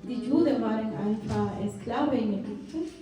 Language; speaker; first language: German; non-native, fluent; Portuguese